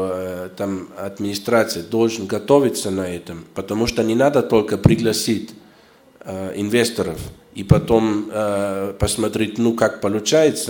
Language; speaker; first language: Russian; non-native, fluent; German